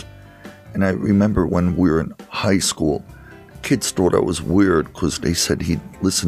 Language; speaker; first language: English; native; English